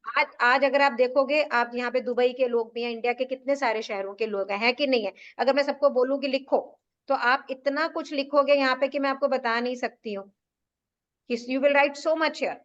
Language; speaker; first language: Hindi; native; Hindi